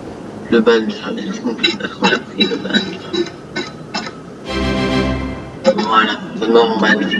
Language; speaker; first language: French; native; French